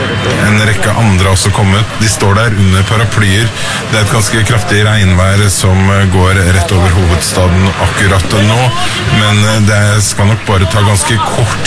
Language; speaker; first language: Norwegian; native; Norwegian